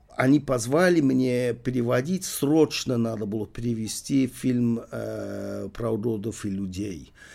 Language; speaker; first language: Russian; non-native, fluent; English